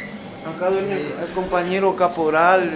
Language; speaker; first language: Spanish; native; Spanish